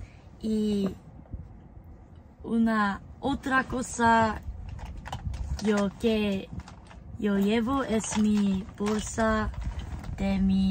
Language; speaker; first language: Spanish; non-native, learner; English